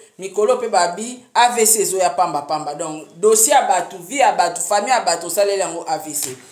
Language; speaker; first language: Lingala; non-native, local second language; Mongo